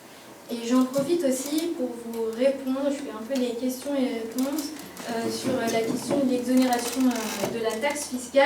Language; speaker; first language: French; native; French